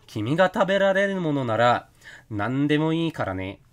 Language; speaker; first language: Japanese; non-native, learner; English